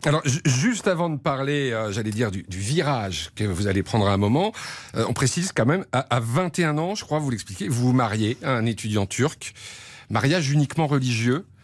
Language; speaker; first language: French; native; French